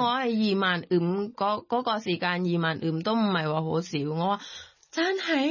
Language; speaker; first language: Cantonese; non-native, learner; Thai